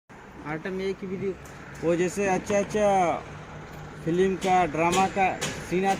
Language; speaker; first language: Hindi; non-native, learner; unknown